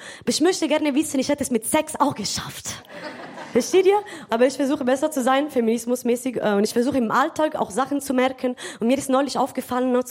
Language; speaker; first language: German; non-native, fluent; Italian